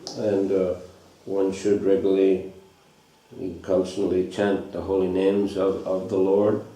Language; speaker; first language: English; non-native, fluent; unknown